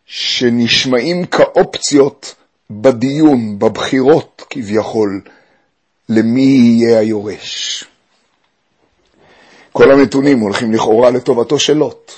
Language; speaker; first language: Hebrew; native; Hebrew